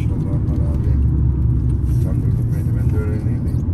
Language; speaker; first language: Turkish; native; Turkish